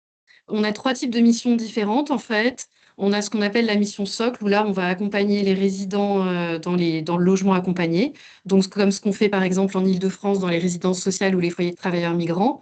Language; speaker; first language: French; native; French